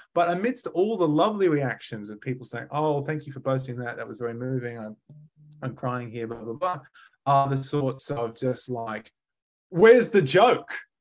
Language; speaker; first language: English; native; English